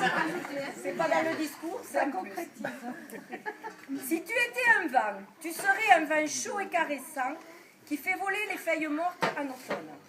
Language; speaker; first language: French; native; French